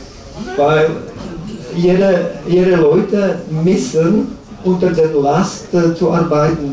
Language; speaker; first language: German; non-native, learner; Czech